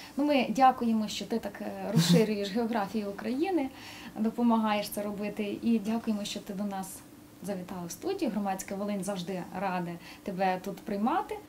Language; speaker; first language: Ukrainian; native; Ukrainian